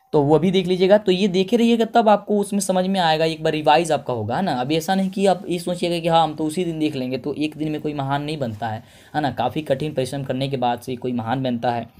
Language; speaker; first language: Hindi; native; Hindi